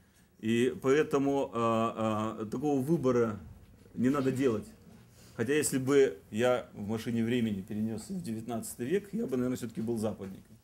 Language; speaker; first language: Russian; native; Russian